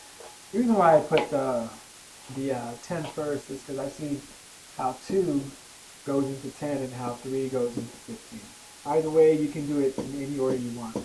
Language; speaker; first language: English; native; English